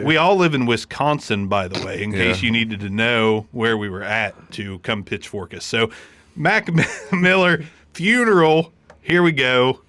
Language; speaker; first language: English; native; English